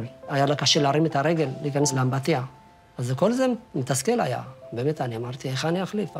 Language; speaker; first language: Hebrew; non-native, fluent; Amharic